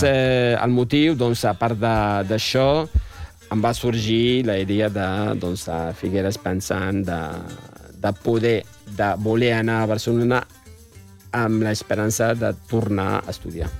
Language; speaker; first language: Catalan; non-native, fluent; Arabic